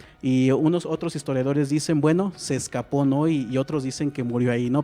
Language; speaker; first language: Spanish; native; Spanish